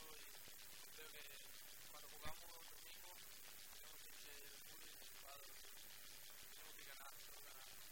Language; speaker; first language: Spanish; non-native, learner; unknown